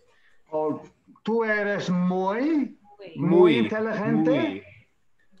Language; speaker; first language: Spanish; non-native, fluent; English